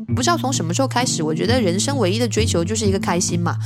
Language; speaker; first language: Chinese; native; Chinese